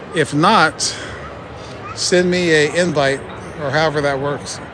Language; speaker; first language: English; native; English